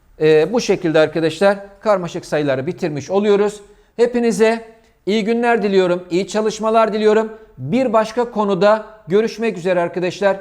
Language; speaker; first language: Turkish; native; Turkish